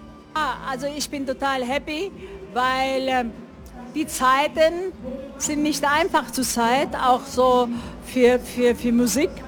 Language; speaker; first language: German; non-native, fluent; Italian